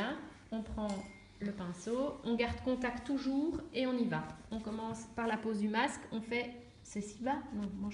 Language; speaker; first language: French; native; French